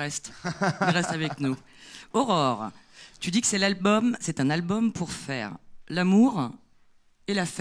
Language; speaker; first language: French; native; French